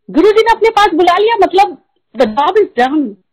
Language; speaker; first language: Hindi; native; Hindi